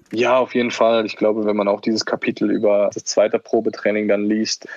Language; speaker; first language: German; native; German